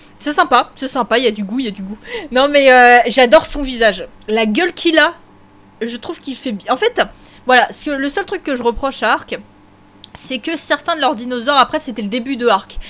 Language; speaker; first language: French; native; French